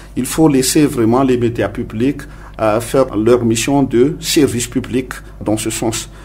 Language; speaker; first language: French; non-native, local second language; Malagasy